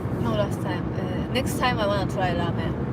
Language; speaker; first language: English; non-native, learner; Japanese